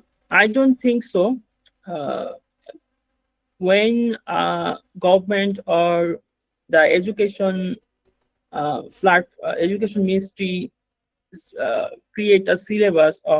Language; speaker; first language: English; non-native, learner; Bangla